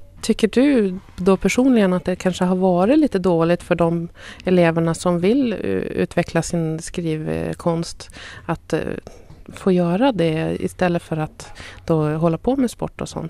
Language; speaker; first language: Swedish; native; Swedish